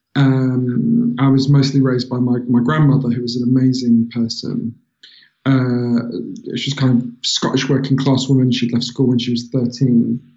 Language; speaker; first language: English; native; English